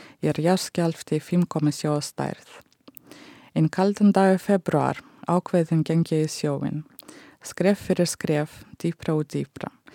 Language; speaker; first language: Icelandic; non-native, fluent; Russian